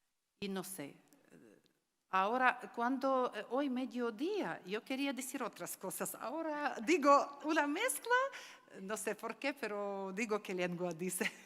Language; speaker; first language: Spanish; non-native, learner; Ukrainian